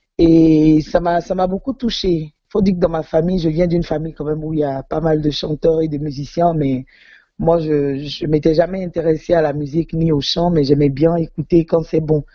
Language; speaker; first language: French; non-native, local second language; Yoruba